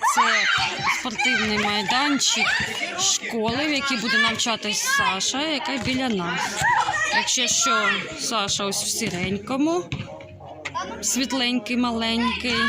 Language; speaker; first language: Ukrainian; non-native, local second language; Russian